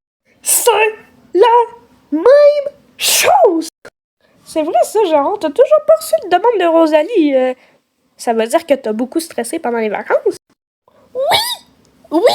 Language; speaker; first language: French; native; French